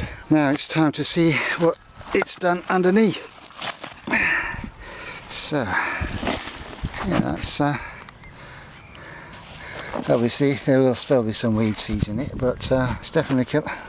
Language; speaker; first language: English; native; English